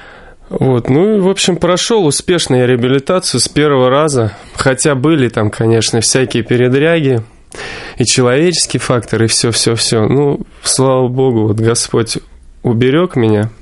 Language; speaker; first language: Russian; native; Russian